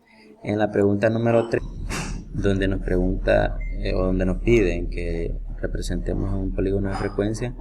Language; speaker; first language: Spanish; native; Spanish